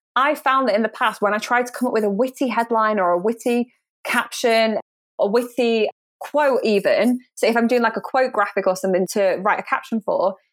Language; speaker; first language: English; native; English